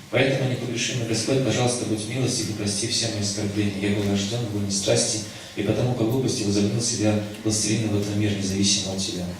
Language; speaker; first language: Russian; native; Russian